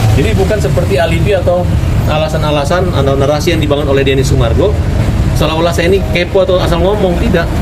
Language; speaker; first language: Indonesian; native; Indonesian